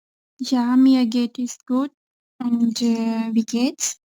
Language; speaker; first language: German; non-native, learner; Urdu